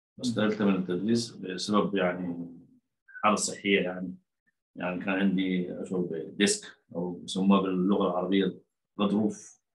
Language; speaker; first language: Arabic; native; Arabic